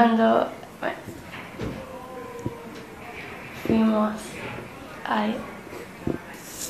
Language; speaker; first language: Spanish; non-native, learner; English